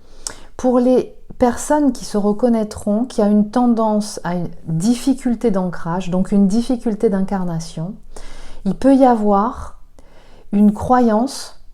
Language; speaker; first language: French; native; French